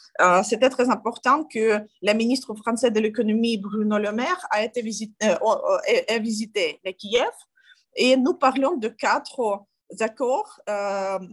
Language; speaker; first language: French; non-native, learner; Ukrainian